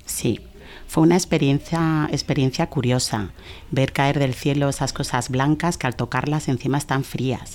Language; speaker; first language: Spanish; early bilingual, other home language; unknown